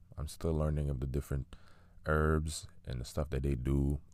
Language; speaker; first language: English; early bilingual, other home language; Haitian Creole